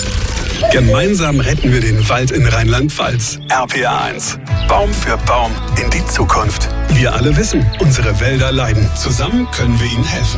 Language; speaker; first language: German; native; German